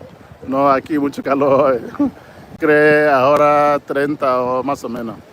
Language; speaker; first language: Spanish; non-native, learner; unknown